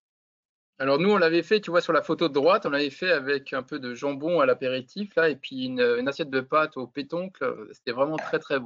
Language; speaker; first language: French; native; French